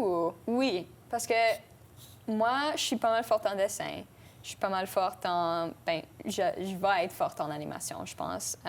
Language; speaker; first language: French; non-native, local second language; English